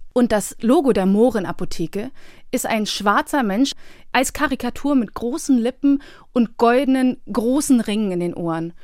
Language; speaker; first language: German; early bilingual, other home language; Bosnian